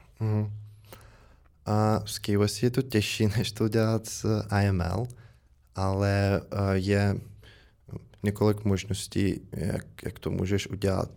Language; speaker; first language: Czech; non-native, fluent; Russian